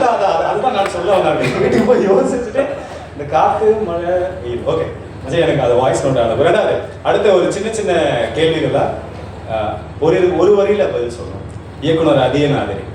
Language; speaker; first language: Tamil; native; Tamil